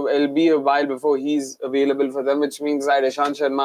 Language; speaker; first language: English; non-native, local second language; Hindi